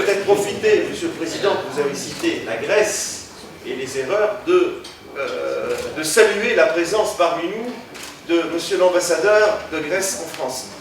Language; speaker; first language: French; native; French